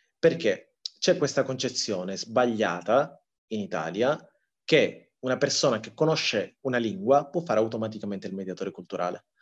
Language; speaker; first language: Italian; early bilingual, other home language; Tigrinya